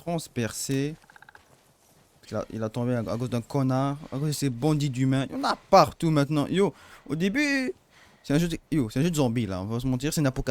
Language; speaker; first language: French; native; French